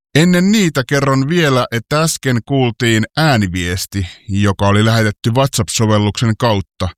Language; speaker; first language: Finnish; native; Finnish